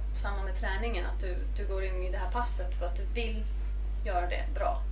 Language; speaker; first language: Swedish; non-native, fluent; Icelandic